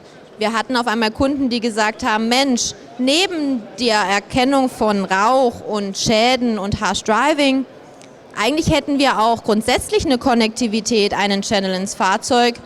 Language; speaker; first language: German; native; German